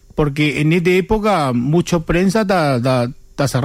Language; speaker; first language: Spanish; non-native, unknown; Chinese